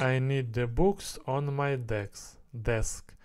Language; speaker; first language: English; non-native, learner; Russian